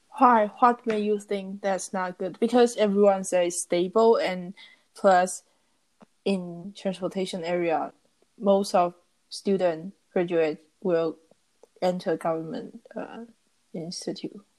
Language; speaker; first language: English; non-native, learner; Chinese